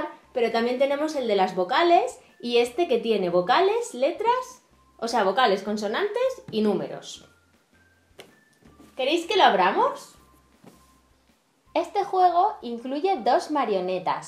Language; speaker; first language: Spanish; native; Spanish